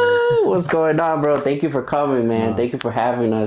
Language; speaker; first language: English; native; English